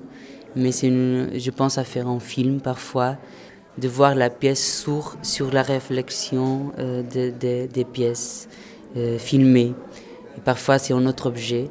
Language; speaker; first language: French; non-native, fluent; Portuguese